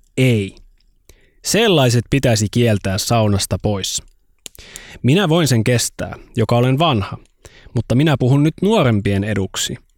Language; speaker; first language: Finnish; native; Finnish